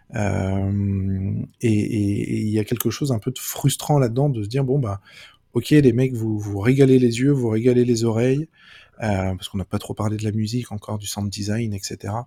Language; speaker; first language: French; native; French